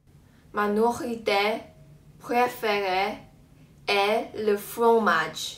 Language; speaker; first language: French; non-native, learner; Korean